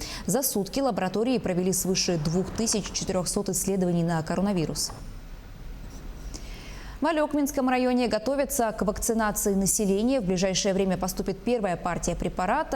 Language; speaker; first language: Russian; native; Russian